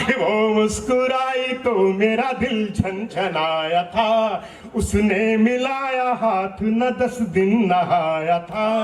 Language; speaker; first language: Hindi; non-native, local second language; Punjabi